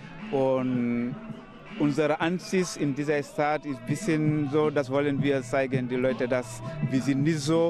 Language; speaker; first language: German; non-native, learner; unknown